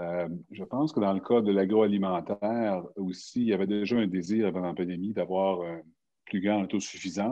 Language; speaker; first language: French; native; French